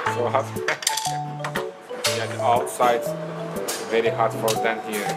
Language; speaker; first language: English; non-native, learner; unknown